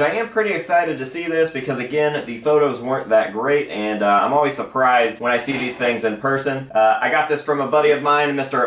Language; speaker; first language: English; native; English